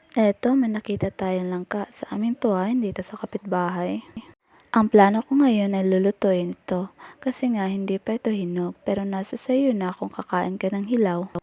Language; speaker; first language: Filipino; non-native, local second language; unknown